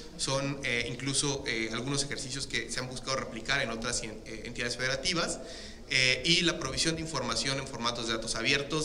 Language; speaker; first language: Spanish; native; Spanish